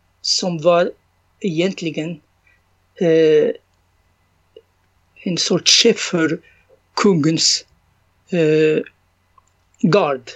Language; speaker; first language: Swedish; non-native, fluent; Arabic